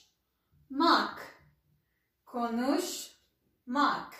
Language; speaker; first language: Turkish; non-native, fluent; Persian